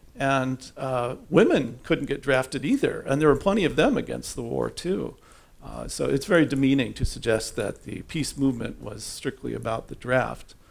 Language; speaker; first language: English; native; English